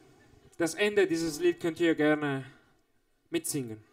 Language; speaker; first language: German; non-native, fluent; Italian